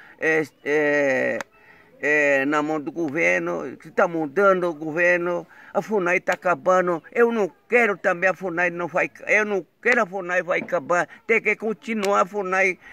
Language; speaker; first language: Portuguese; non-native, local second language; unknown